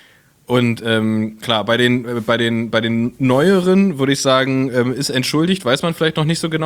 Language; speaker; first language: German; native; German